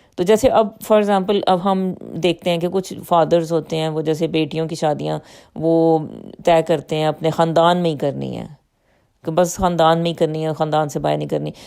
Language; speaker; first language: Urdu; native; Urdu